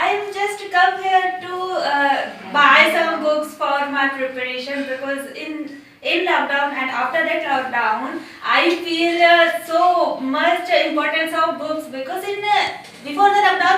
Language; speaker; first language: English; non-native, learner; Hindi